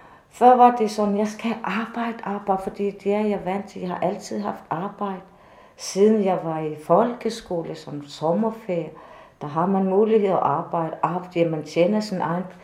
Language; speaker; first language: Danish; non-native, fluent; Kalaallisut